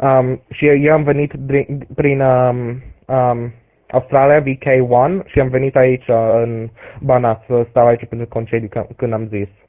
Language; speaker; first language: Romanian; early bilingual, heritage; English